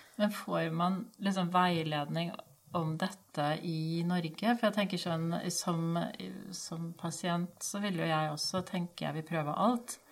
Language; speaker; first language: Norwegian; native; Norwegian